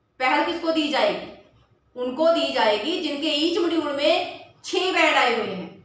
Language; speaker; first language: Hindi; non-native, local second language; Punjabi